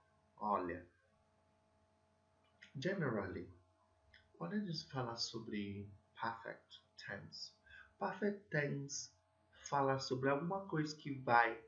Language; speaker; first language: Portuguese; non-native, fluent; English